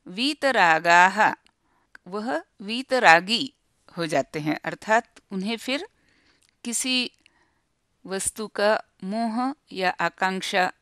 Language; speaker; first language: Hindi; non-native, local second language; Marathi